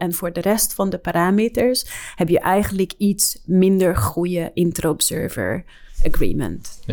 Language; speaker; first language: Dutch; non-native, fluent; Hungarian